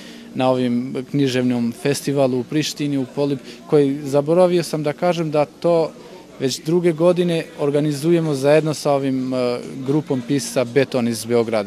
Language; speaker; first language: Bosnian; non-native, local second language; Albanian